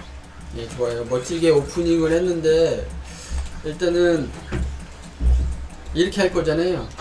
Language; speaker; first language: Korean; native; Korean